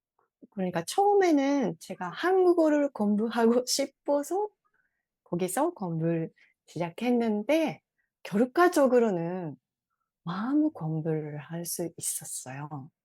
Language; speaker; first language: Korean; non-native, fluent; Japanese